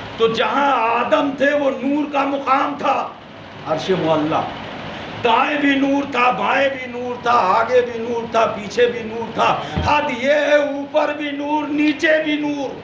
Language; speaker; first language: Urdu; native; Urdu